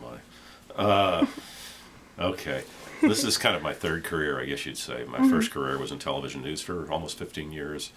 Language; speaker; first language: English; native; English